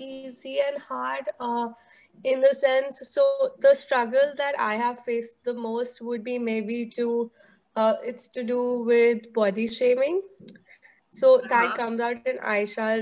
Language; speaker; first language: English; non-native, local second language; Hindi